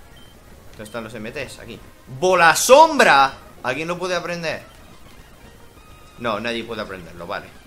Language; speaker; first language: Spanish; native; Spanish